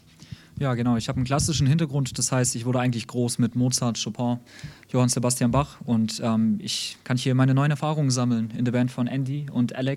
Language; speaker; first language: German; native; German